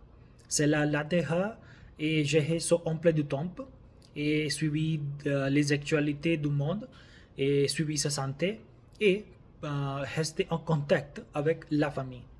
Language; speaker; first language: French; non-native, learner; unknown